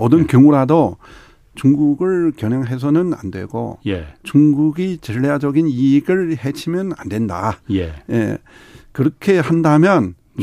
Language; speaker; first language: Korean; non-native, fluent; Chinese